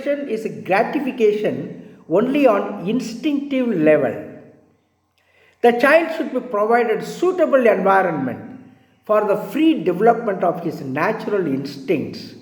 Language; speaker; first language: English; non-native, local second language; Tamil